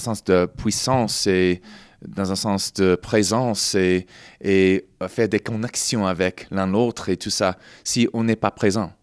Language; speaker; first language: French; non-native, fluent; English